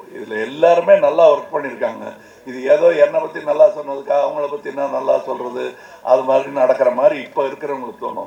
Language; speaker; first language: Tamil; native; Tamil